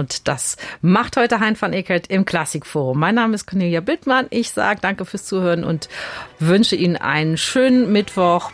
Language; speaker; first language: German; native; German